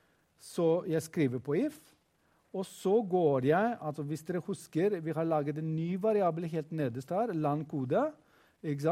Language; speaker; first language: Norwegian; non-native, fluent; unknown